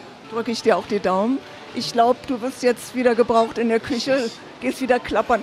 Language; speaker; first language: German; native; German